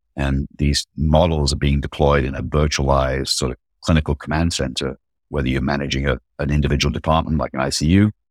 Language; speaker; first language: English; native; English